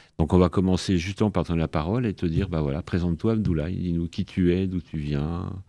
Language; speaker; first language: French; native; French